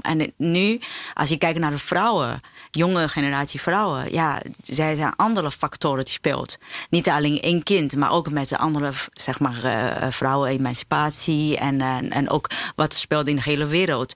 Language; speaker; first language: Dutch; non-native, fluent; Chinese